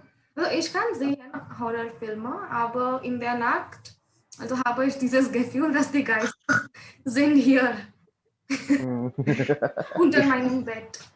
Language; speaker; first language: German; non-native, learner; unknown